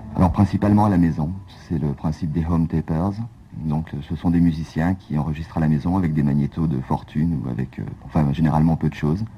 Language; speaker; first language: French; native; French